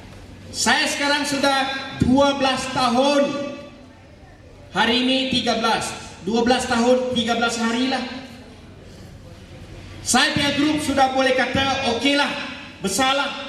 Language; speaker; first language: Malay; non-native, local second language; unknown